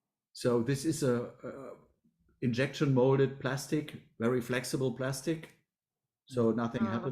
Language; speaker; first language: English; non-native, fluent; German